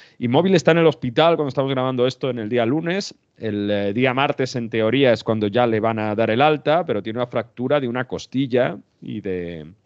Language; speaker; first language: Spanish; native; Spanish